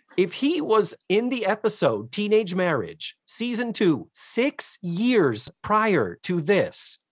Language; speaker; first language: English; native; English